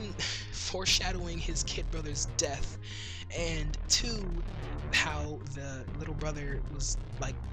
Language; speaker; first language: English; native; English